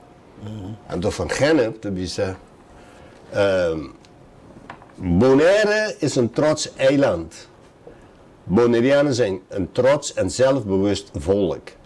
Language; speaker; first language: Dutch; non-native, local second language; Papiamento